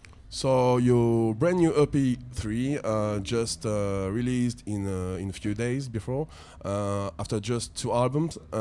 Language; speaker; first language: English; non-native, learner; French